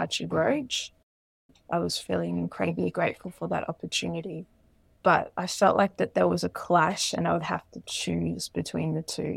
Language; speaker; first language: English; native; English